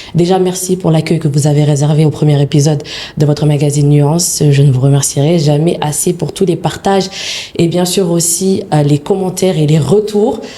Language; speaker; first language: French; early bilingual, other home language; Wolof